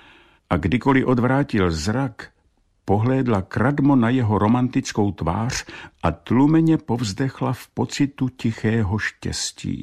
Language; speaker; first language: Czech; native; Czech